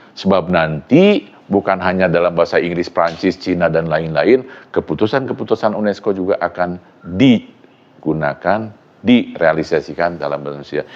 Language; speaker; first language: Indonesian; non-native, local second language; Sundanese